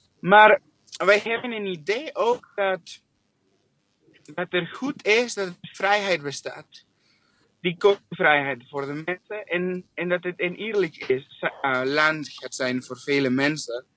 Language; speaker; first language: Dutch; non-native, fluent; English